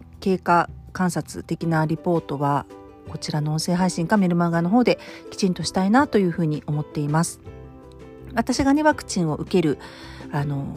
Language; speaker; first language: Japanese; native; Japanese